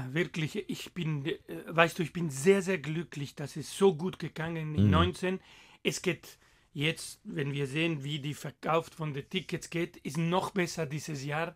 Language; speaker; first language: German; non-native, fluent; Spanish